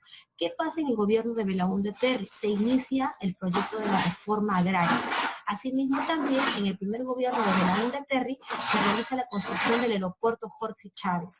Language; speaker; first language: Spanish; native; Spanish